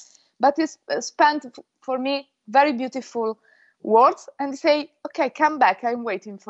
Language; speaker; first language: English; non-native, fluent; Italian